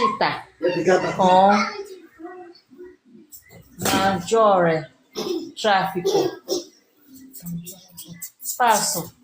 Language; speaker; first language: Italian; non-native, learner; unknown